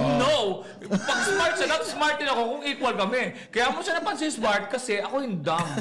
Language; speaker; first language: Filipino; native; Filipino